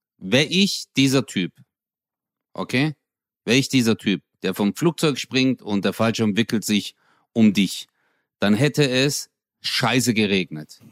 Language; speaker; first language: German; early bilingual, other home language; Turkish